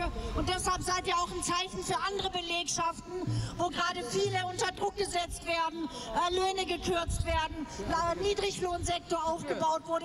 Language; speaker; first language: German; native; German